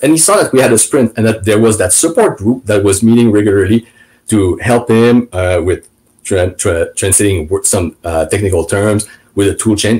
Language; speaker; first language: English; non-native, fluent; French